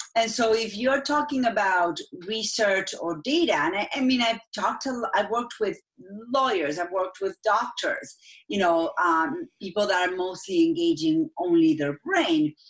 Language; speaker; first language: English; non-native, fluent; Spanish